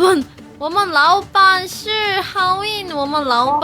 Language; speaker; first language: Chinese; non-native, learner; Korean